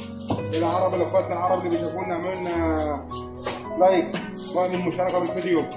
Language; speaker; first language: Arabic; native; Arabic